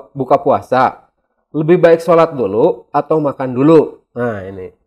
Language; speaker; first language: Indonesian; non-native, local second language; Sundanese